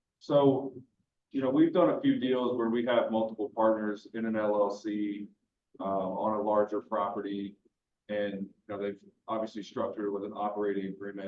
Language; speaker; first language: English; native; English